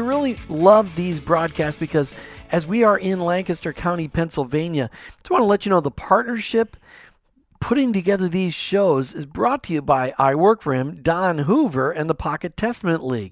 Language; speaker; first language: English; native; English